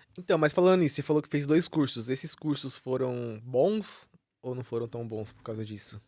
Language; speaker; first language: Portuguese; native; Portuguese